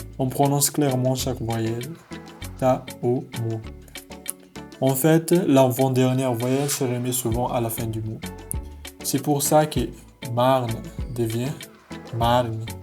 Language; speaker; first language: French; non-native, local second language; Malagasy